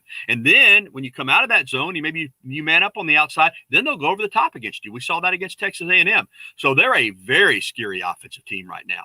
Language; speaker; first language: English; native; English